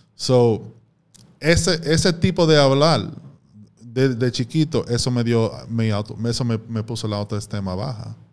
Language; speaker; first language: Spanish; early bilingual, heritage; Spanish